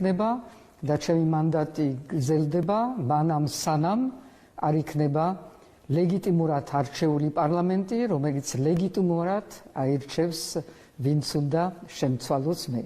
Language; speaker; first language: Georgian; early bilingual, heritage; Georgian